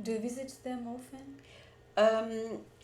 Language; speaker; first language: English; non-native, learner; Russian